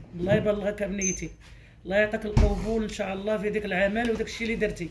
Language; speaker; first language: Arabic; native; Arabic